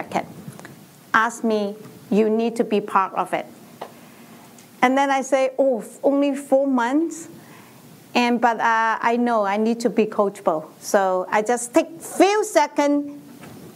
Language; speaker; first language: English; non-native, learner; Chinese